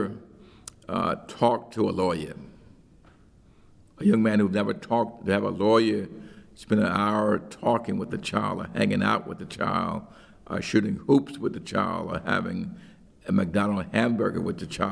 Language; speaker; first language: English; native; English